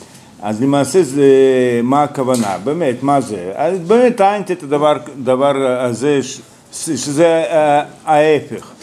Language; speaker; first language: Hebrew; non-native, fluent; Russian